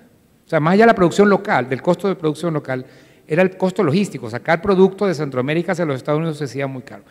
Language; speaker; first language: Spanish; native; Spanish